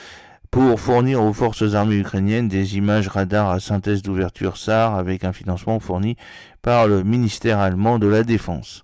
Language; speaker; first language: French; native; French